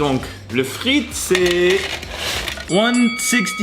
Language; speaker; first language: French; non-native, learner; English